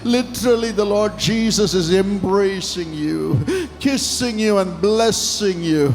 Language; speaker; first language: English; non-native, local second language; Tamil